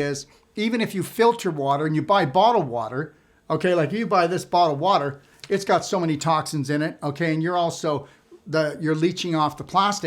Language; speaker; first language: English; native; English